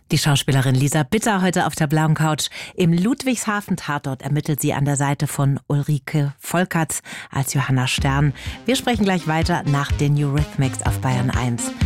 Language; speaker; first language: German; native; German